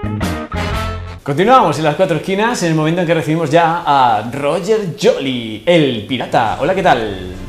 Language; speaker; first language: Spanish; native; Spanish